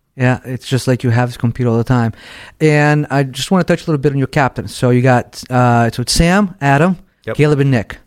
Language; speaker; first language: English; non-native, fluent; Portuguese